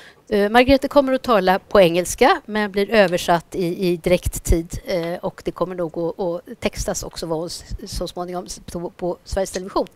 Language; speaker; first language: Swedish; native; Swedish